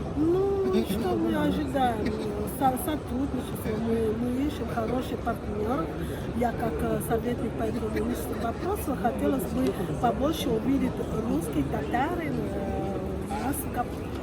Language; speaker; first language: Russian; non-native, learner; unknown